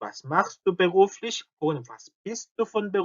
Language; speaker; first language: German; non-native, fluent; Korean